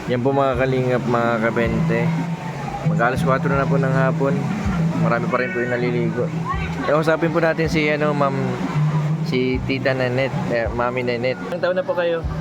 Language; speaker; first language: Filipino; non-native, local second language; Bikol